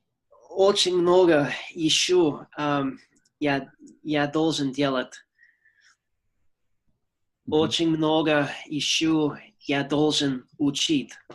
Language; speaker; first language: Russian; non-native, learner; English